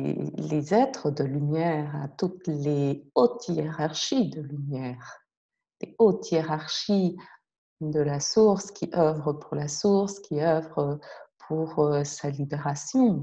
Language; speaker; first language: French; native; French